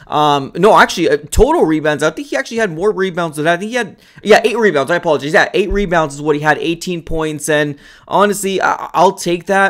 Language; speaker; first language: English; native; English